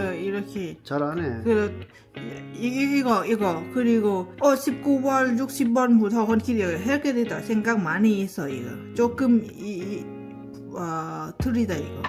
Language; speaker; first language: Korean; non-native, learner; Lao